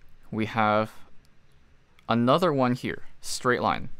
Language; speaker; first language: English; native; English